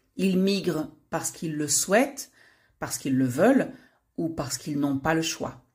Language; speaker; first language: French; native; French